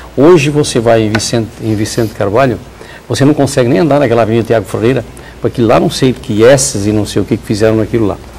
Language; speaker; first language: Portuguese; native; Portuguese